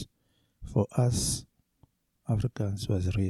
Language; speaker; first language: English; non-native, local second language; Zulu